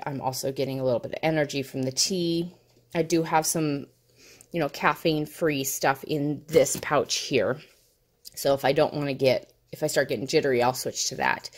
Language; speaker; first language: English; native; English